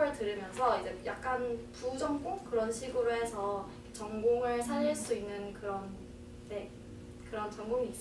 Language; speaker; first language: Korean; early bilingual, heritage; Korean